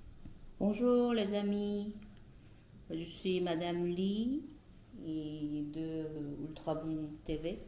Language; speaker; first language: French; non-native, fluent; Korean